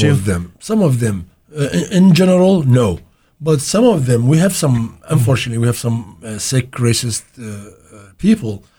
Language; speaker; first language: English; non-native, fluent; Arabic